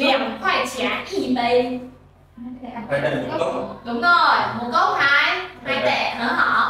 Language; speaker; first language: Chinese; non-native, fluent; Vietnamese